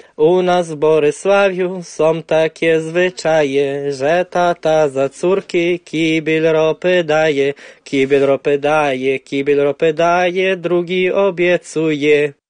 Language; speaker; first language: Polish; early bilingual, heritage; Polish